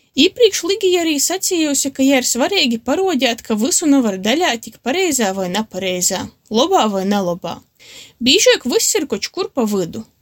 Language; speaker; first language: Latvian; native; Latvian